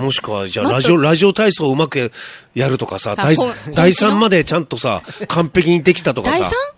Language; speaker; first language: Japanese; native; Japanese